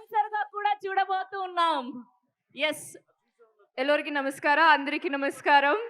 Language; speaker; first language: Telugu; non-native, fluent; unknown